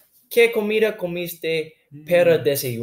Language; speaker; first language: Spanish; non-native, learner; English